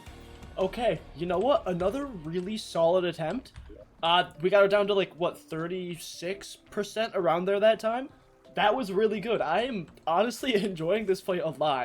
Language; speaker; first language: English; native; English